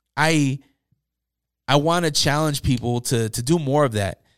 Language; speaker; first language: English; native; English